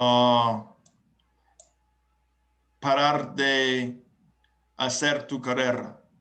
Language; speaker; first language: Spanish; non-native, learner; English